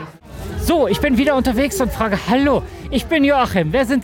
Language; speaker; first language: German; native; German